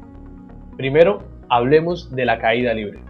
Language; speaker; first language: Spanish; native; Spanish